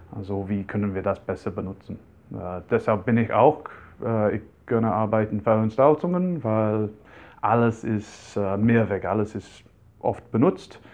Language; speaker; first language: German; non-native, fluent; English